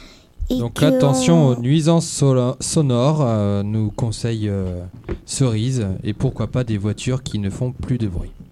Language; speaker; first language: French; native; French